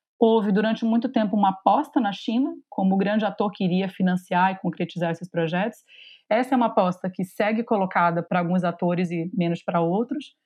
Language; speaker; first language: Portuguese; native; Portuguese